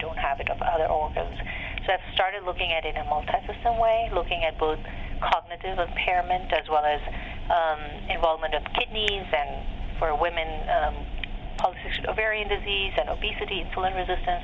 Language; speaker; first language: English; non-native, local second language; Urdu